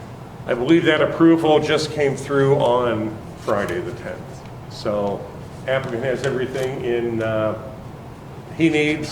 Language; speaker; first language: English; native; English